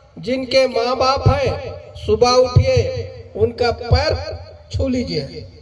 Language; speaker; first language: Hindi; non-native, local second language; Gondi